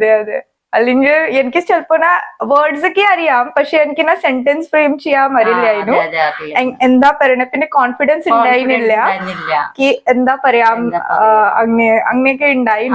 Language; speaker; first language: Malayalam; non-native, learner; Hindi